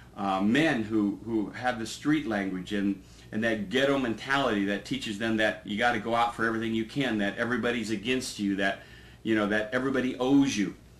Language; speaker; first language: English; native; English